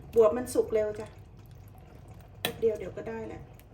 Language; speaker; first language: Thai; native; Thai